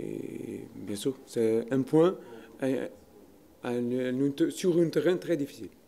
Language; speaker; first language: French; non-native, learner; Portuguese